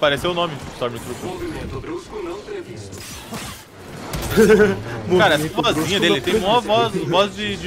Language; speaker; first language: Portuguese; native; Portuguese